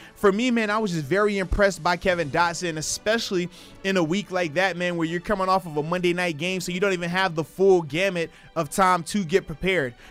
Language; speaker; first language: English; native; English